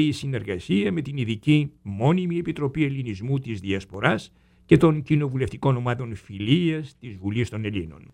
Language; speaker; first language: Greek; native; Greek